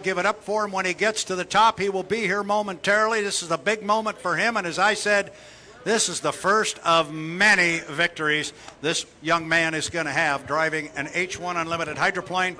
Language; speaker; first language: English; native; English